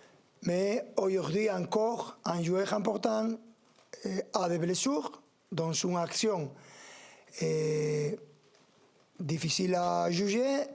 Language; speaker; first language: French; non-native, learner; Spanish